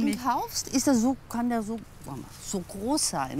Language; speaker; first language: German; native; German